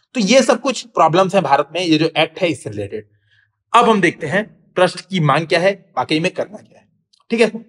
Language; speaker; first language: Hindi; native; Hindi